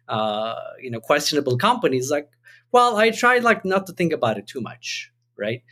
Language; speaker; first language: English; non-native, fluent; Turkish